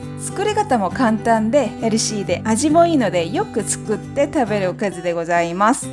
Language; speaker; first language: Japanese; non-native, fluent; Korean